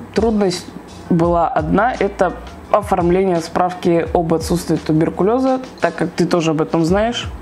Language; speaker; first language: Russian; native; Russian